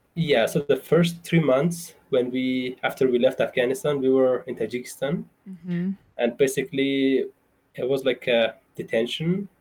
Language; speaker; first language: English; non-native, fluent; Persian